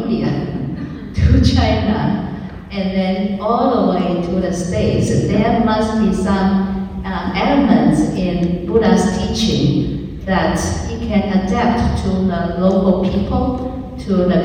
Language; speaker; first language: English; non-native, fluent; Chinese